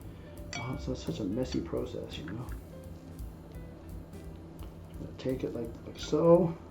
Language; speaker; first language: English; native; English